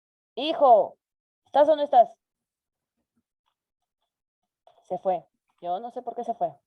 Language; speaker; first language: Spanish; native; Spanish